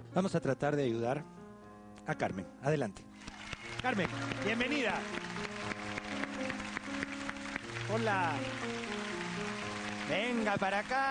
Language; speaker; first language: Spanish; native; Spanish